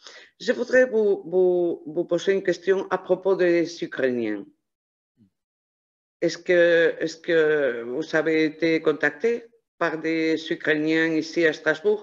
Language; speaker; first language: French; non-native, fluent; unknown